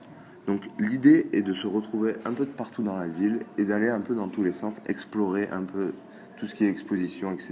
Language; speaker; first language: French; native; French